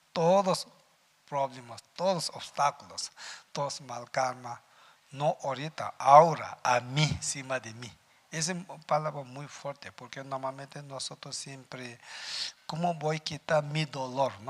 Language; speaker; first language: Spanish; non-native, learner; Tibetan